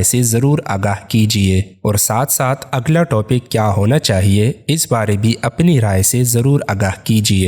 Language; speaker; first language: Urdu; native; Urdu